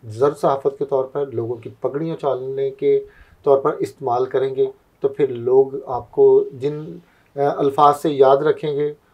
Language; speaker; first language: Urdu; non-native, local second language; Punjabi